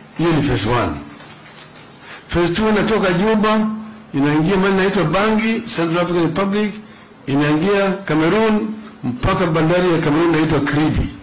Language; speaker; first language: Swahili; non-native, local second language; Luo (Kenya and Tanzania)